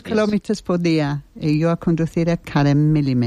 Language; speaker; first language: Spanish; non-native, learner; English